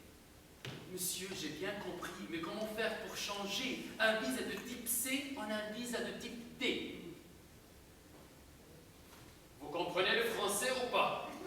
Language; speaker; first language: French; non-native, local second language; Arabic